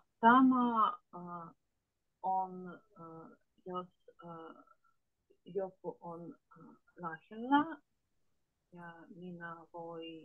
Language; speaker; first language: Finnish; non-native, learner; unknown